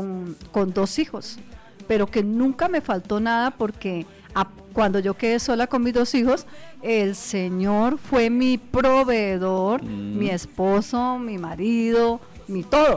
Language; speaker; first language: Spanish; native; Spanish